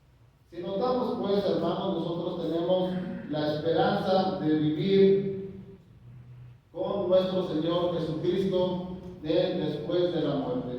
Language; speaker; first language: Spanish; native; Spanish